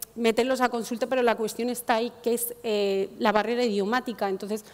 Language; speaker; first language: Spanish; non-native, fluent; Arabic